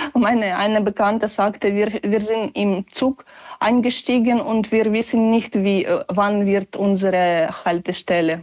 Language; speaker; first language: German; non-native, learner; Ukrainian